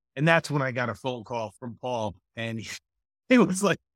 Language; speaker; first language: English; native; English